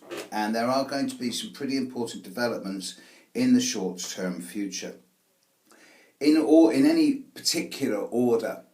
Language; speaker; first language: English; native; English